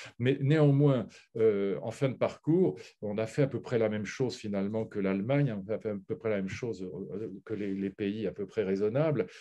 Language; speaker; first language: French; native; French